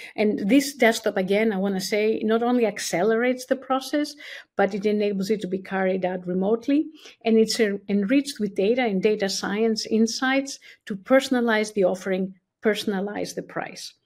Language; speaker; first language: English; non-native, fluent; Greek